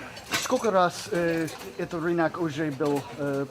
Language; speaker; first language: Russian; non-native, learner; English